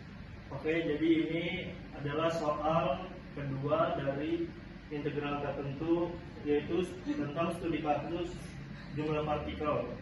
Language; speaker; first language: Indonesian; native; Indonesian